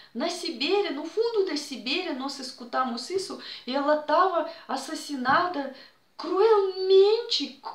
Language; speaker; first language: Portuguese; non-native, fluent; Russian